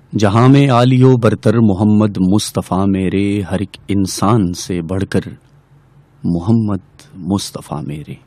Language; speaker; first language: Urdu; non-native, local second language; Pashto